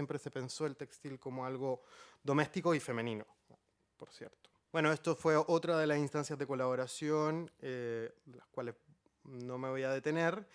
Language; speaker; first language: Spanish; native; Spanish